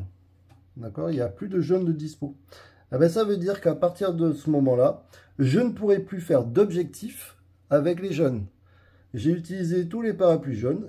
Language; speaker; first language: French; native; French